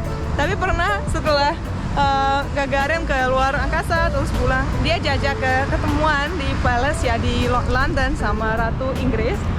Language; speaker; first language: Indonesian; non-native, fluent; Russian